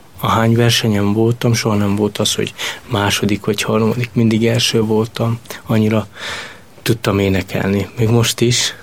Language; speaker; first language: Hungarian; non-native, local second language; Romany